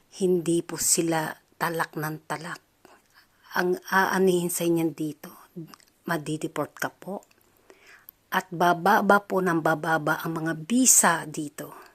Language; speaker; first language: Filipino; native; Filipino